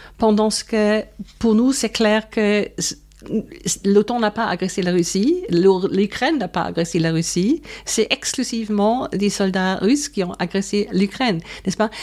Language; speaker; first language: French; non-native, fluent; German